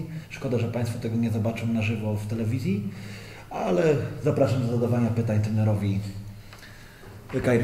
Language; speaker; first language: Polish; native; Polish